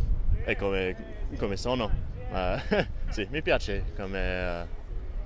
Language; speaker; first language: Italian; non-native, learner; English